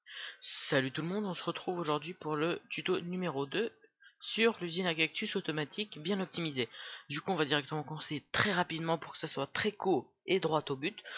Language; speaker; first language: French; native; French